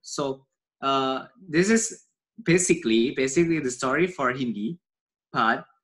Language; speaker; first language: English; non-native, learner; Indonesian